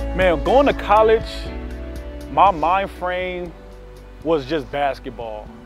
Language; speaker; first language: English; native; English